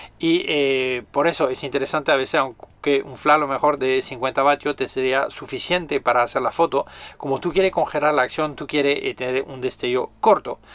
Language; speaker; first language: Spanish; non-native, fluent; French